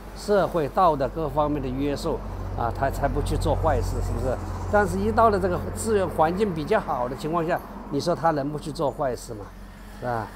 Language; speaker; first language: Chinese; native; Chinese